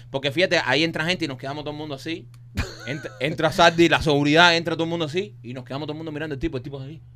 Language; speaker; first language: Spanish; native; Spanish